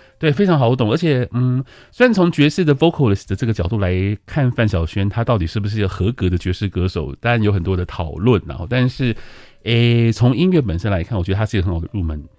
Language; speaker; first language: Chinese; native; Chinese